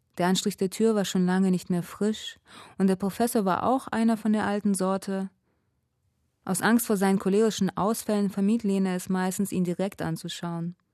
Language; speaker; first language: German; early bilingual, other home language; Russian